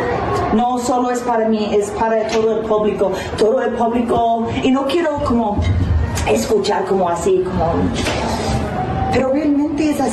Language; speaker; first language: Spanish; non-native, fluent; English